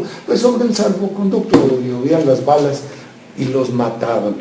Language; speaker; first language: Spanish; native; Spanish